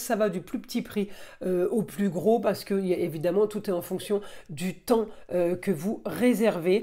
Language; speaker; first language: French; native; French